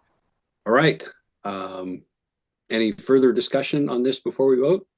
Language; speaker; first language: English; native; English